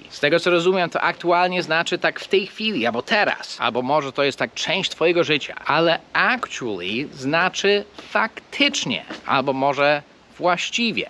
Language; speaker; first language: Polish; non-native, fluent; English